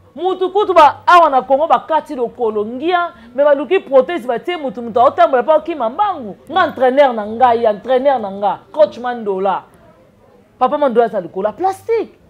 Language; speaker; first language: Lingala; native; Lingala